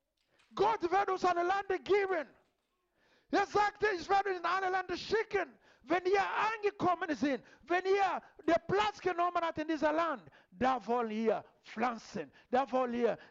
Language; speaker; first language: German; non-native, fluent; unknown